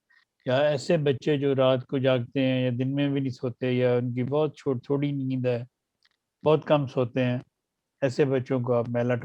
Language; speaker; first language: Urdu; native; Urdu